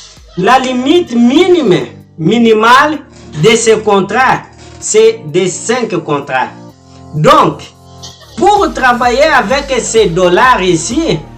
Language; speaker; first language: French; non-native, fluent; Portuguese